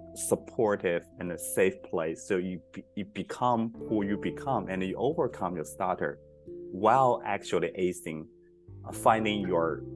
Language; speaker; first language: English; non-native, fluent; Chinese